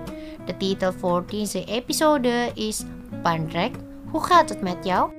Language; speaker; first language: Dutch; non-native, fluent; Indonesian